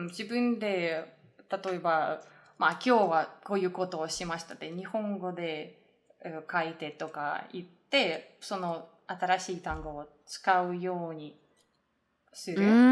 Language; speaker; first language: Japanese; non-native, fluent; Russian